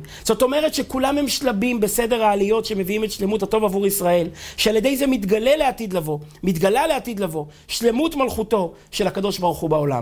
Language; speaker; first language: Hebrew; native; Hebrew